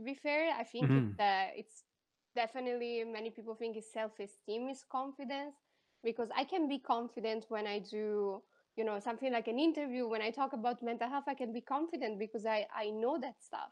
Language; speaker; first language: English; non-native, fluent; Italian